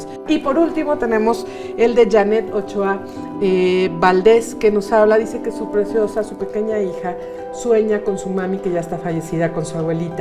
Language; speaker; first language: Spanish; native; Spanish